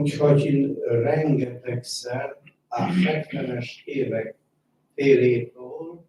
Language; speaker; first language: Hungarian; non-native, fluent; Polish